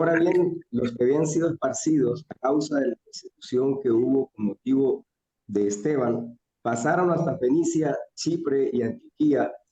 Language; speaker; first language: Spanish; native; Spanish